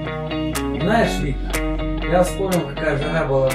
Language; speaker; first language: Russian; native; Russian